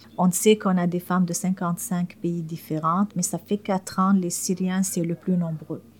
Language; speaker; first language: French; non-native, fluent; Arabic